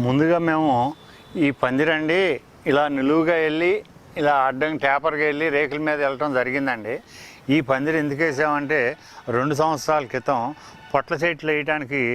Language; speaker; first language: Telugu; native; Telugu